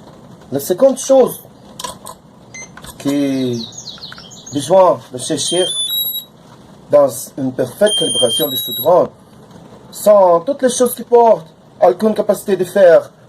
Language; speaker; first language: French; non-native, learner; Portuguese